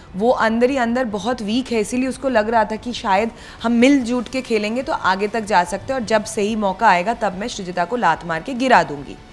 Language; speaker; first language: Hindi; non-native, local second language; Bangla